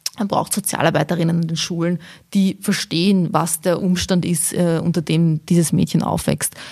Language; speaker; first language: German; early bilingual, other home language; Bosnian